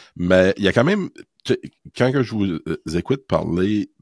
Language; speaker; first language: French; native; French